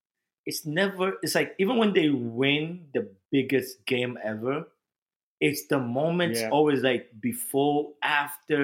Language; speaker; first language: English; non-native, local second language; Ganda